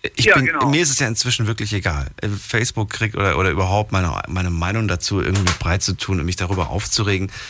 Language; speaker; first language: German; native; German